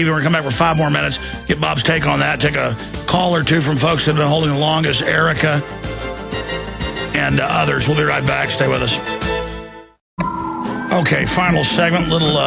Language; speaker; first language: English; native; English